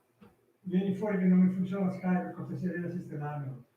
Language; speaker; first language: Italian; native; Italian